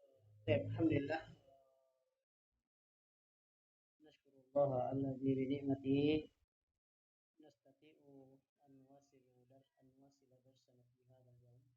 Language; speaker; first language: Arabic; non-native, fluent; Indonesian